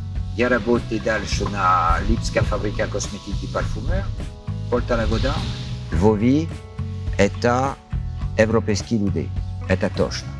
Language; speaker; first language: Russian; non-native, learner; French